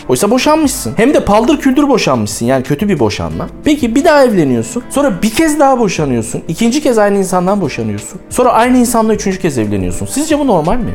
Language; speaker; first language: Turkish; native; Turkish